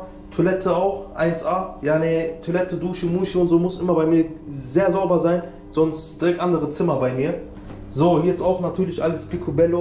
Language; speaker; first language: German; early bilingual, other home language; Turkish